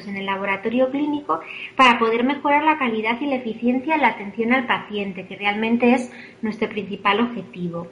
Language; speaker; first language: Spanish; native; Spanish